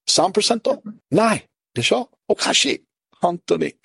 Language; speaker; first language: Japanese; non-native, learner; English